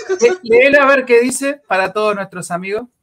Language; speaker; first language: Spanish; native; Spanish